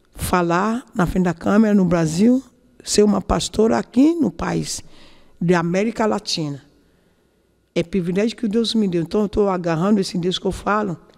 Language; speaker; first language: Portuguese; non-native, learner; Yoruba